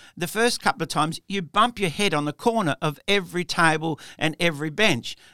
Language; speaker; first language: English; early bilingual, other home language; Italian